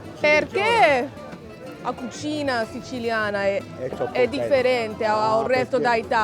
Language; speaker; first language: Italian; non-native, learner; English